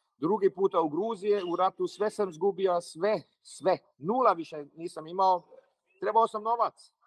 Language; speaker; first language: Croatian; early bilingual, heritage; Croatian